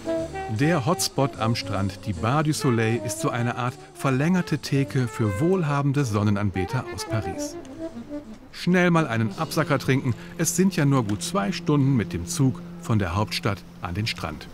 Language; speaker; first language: German; native; German